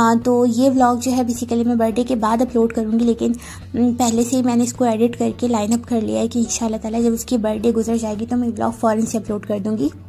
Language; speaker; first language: Urdu; native; Urdu